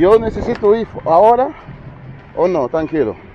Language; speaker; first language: Portuguese; non-native, learner; English